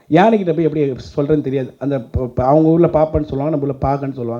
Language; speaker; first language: Tamil; native; Tamil